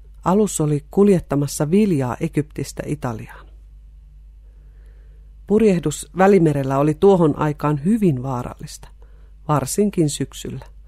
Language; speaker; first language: Finnish; native; Finnish